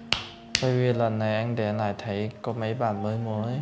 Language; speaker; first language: Vietnamese; non-native, fluent; Chinese